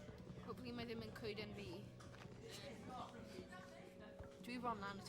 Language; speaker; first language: Welsh; non-native, local second language; English